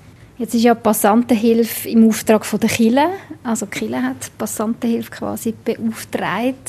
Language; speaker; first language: German; native; German